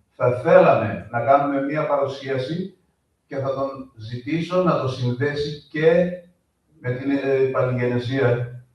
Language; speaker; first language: Greek; early bilingual, heritage; Greek